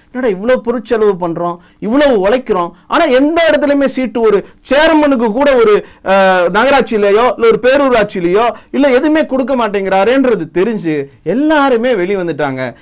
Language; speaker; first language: Tamil; non-native, local second language; Telugu